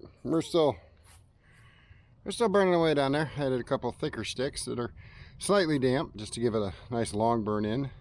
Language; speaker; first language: English; native; English